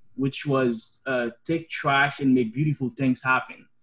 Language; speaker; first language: English; non-native, fluent; Haitian Creole